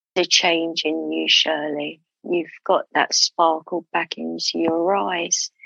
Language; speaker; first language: English; native; English